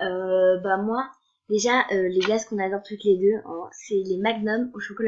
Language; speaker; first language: French; native; French